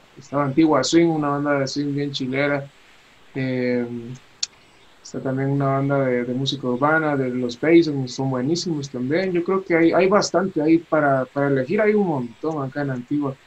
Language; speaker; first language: Spanish; native; Spanish